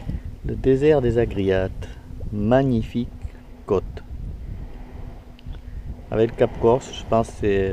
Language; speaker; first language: French; native; French